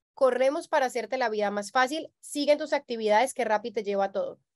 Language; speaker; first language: Spanish; native; Spanish